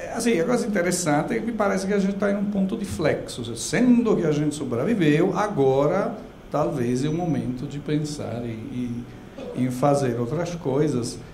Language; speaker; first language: Portuguese; non-native, fluent; Italian